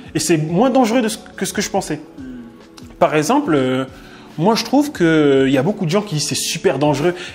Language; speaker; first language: French; native; French